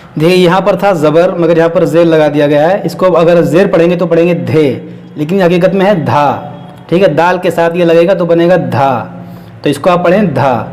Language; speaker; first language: Hindi; native; Hindi